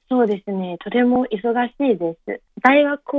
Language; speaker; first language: Japanese; non-native, learner; Chinese